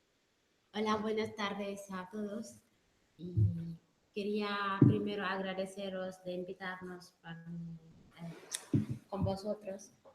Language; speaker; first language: Spanish; non-native, fluent; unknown